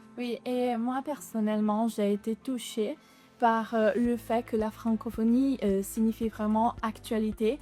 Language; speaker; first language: French; non-native, local second language; Italian